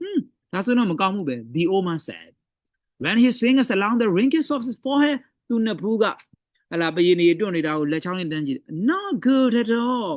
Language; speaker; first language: English; non-native, fluent; Burmese